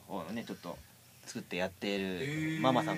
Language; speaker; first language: Japanese; native; Japanese